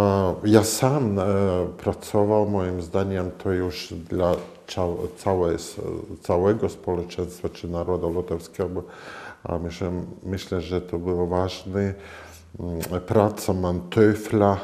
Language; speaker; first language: Polish; non-native, fluent; Latvian